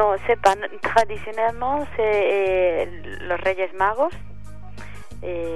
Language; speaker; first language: French; non-native, learner; Spanish